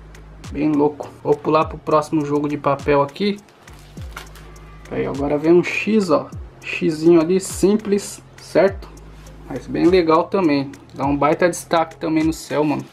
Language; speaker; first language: Portuguese; native; Portuguese